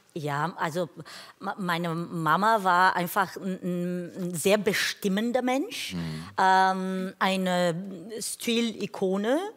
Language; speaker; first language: German; non-native, fluent; Bulgarian